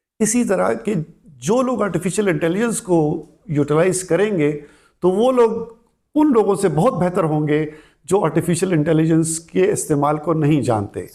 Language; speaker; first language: Urdu; non-native, local second language; Pashto